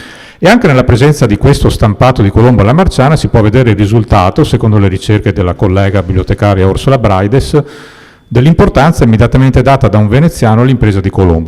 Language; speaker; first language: Italian; native; Italian